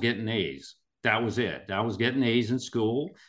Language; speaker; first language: English; native; English